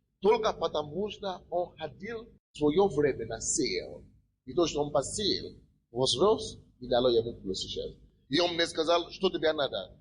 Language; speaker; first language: Russian; non-native, fluent; Yoruba